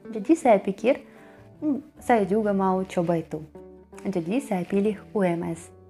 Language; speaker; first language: Indonesian; non-native, learner; Russian